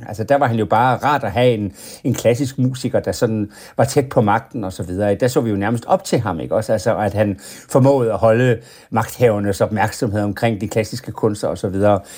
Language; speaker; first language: Danish; native; Danish